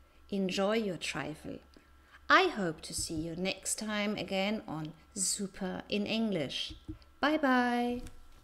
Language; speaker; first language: English; non-native, fluent; German